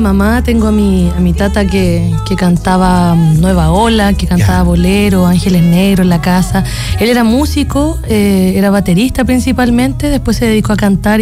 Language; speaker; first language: Spanish; native; Spanish